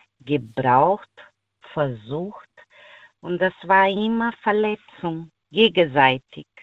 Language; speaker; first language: German; non-native, learner; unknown